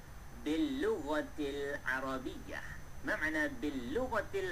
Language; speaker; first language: Arabic; non-native, fluent; Malay